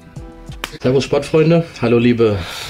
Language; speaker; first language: German; native; German